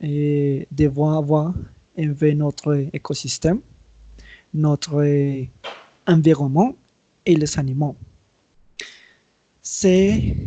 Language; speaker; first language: French; non-native, learner; Spanish